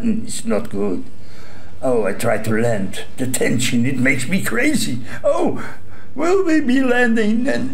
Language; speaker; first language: English; non-native, fluent; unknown